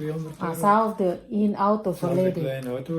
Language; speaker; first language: Dutch; non-native, learner; Thai